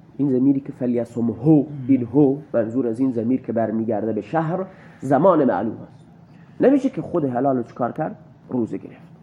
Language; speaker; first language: Persian; non-native, local second language; Baluchi